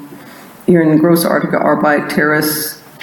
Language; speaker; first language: German; non-native, fluent; English